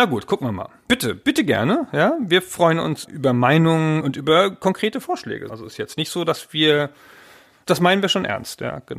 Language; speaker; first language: German; native; German